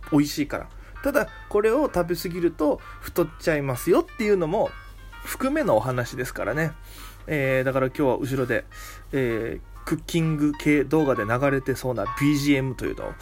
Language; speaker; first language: Japanese; native; Japanese